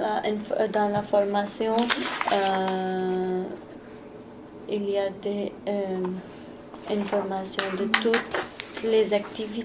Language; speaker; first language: French; non-native, learner; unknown